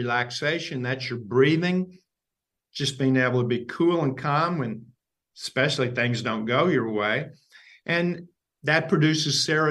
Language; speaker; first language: English; native; English